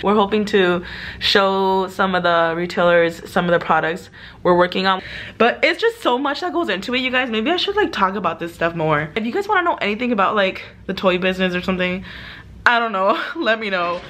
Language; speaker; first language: English; early bilingual, other home language; Spanish